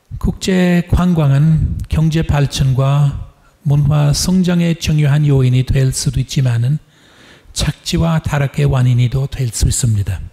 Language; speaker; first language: Korean; non-native, fluent; English